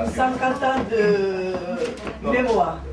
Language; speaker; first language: French; non-native, learner; Japanese